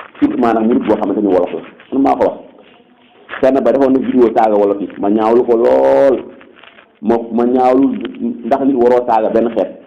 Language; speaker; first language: Wolof; non-native, local second language; Fula